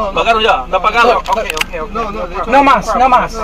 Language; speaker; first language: Spanish; non-native, learner; English